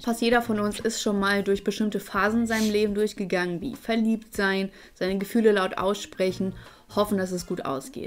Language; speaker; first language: German; native; German